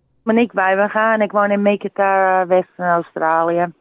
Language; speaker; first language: Dutch; early bilingual, heritage; Dutch